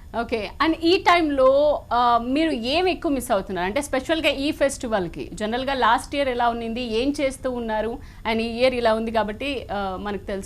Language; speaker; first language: Telugu; native; Telugu